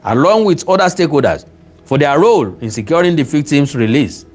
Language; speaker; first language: English; non-native, local second language; Yoruba